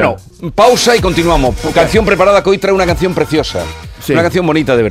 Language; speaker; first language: Spanish; native; Spanish